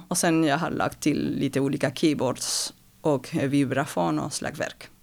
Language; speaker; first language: Swedish; non-native, fluent; Spanish